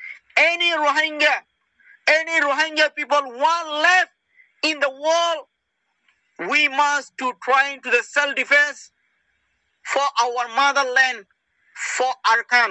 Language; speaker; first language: English; non-native, learner; Rohingya